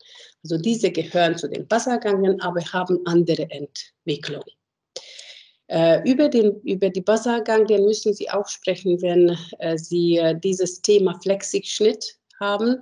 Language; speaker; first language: German; non-native, fluent; Hungarian